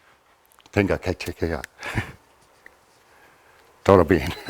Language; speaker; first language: Spanish; non-native, fluent; English